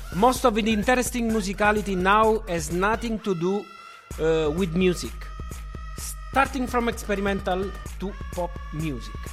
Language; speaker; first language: English; non-native, fluent; Italian